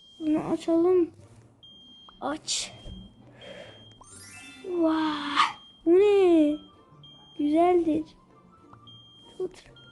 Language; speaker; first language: Turkish; early bilingual, heritage; Turkish